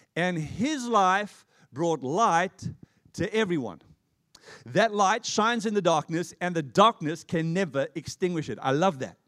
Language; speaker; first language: English; native; English